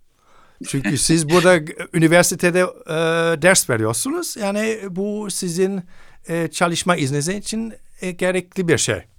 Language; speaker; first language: Turkish; non-native, fluent; German